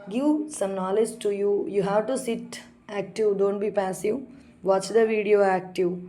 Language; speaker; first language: English; non-native, local second language; Telugu